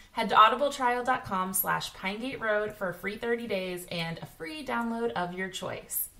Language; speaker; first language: English; native; English